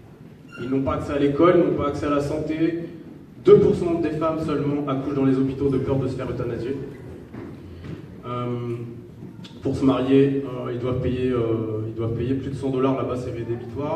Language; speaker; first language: French; native; French